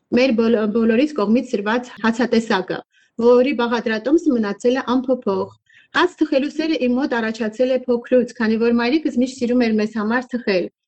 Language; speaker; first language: Armenian; native; Armenian